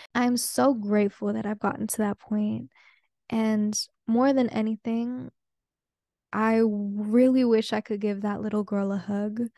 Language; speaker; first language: English; early bilingual, other home language; Spanish